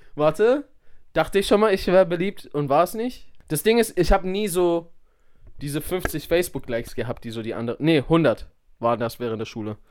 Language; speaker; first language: German; native; German